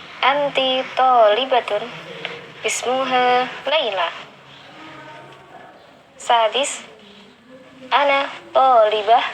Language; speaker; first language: Arabic; non-native, learner; Indonesian